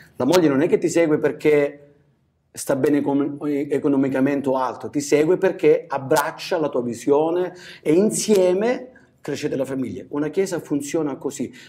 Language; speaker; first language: Italian; native; Italian